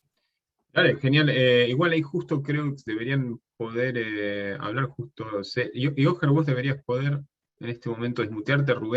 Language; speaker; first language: Spanish; native; Spanish